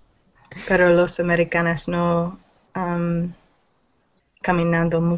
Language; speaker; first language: Spanish; non-native, learner; English